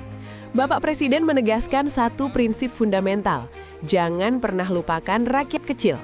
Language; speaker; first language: Malay; native; Malay